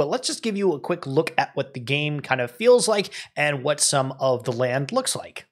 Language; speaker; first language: English; native; English